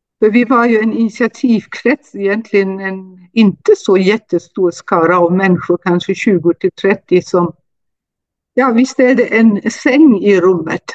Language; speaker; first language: Swedish; non-native, fluent; German